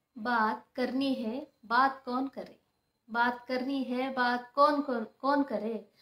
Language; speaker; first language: Hindi; non-native, local second language; Marathi